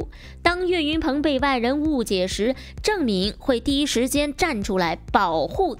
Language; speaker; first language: Chinese; native; Chinese